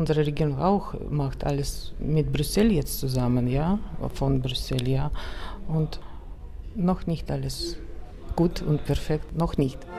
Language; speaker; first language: German; non-native, learner; Russian